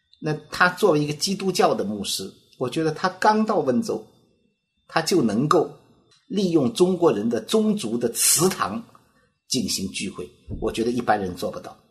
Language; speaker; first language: Chinese; native; Chinese